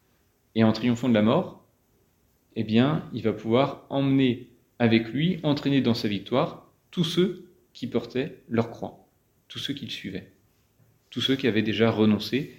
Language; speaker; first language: French; native; French